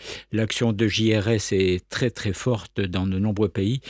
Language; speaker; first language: French; native; French